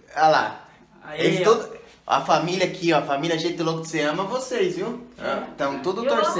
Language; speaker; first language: Portuguese; native; Portuguese